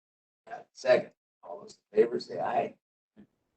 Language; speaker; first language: English; native; English